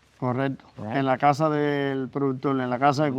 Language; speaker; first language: Spanish; native; Spanish